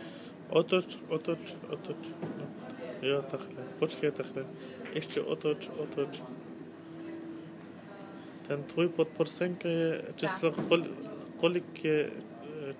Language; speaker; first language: Czech; non-native, learner; Turkish